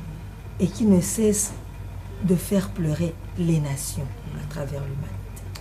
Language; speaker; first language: French; non-native, local second language; Lingala